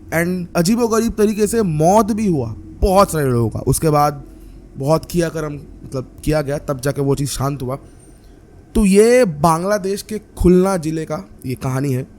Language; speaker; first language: Hindi; non-native, local second language; Bangla